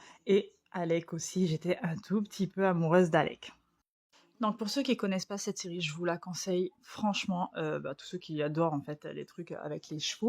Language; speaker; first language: French; native; French